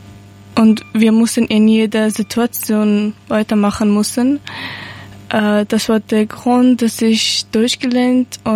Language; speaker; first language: German; non-native, learner; Persian